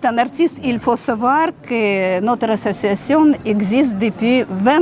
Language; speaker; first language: French; non-native, fluent; Russian